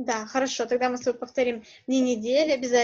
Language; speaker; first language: Russian; native; Russian